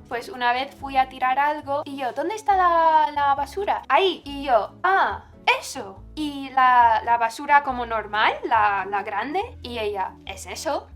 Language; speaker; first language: Spanish; non-native, fluent; English